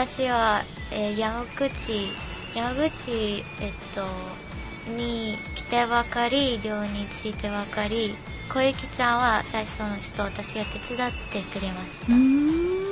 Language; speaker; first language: Japanese; non-native, learner; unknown